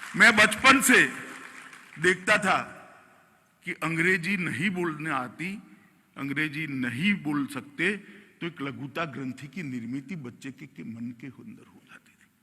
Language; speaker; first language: Hindi; non-native, local second language; Gujarati